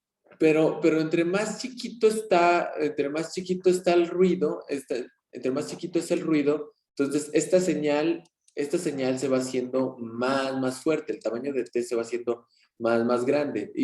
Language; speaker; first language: Spanish; native; Spanish